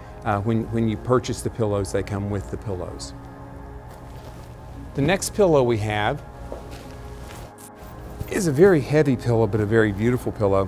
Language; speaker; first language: English; native; English